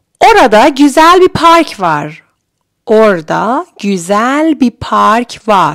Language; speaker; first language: Turkish; non-native, fluent; Persian